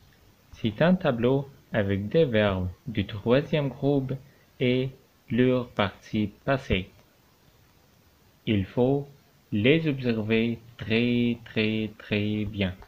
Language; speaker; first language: French; non-native, fluent; Arabic